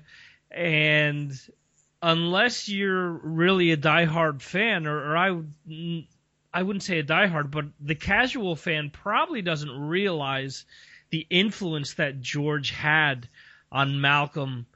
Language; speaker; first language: English; native; English